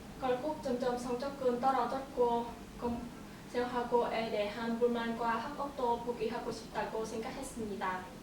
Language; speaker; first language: Korean; non-native, learner; Vietnamese